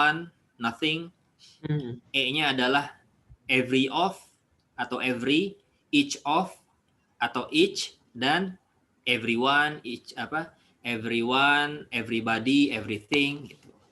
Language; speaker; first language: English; non-native, fluent; Indonesian